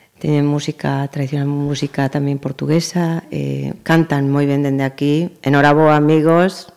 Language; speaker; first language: Galician; native; Galician